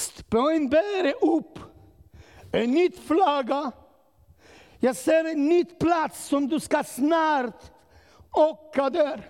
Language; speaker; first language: Swedish; non-native, learner; Romanian